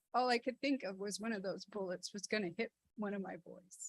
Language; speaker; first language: English; native; English